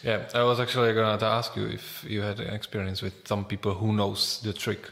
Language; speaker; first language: English; non-native, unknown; Czech